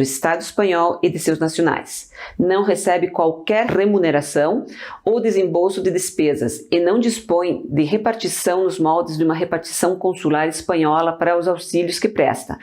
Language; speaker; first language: Portuguese; early bilingual, other home language; Spanish